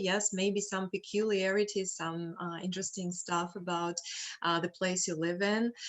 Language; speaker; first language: English; non-native, fluent; Russian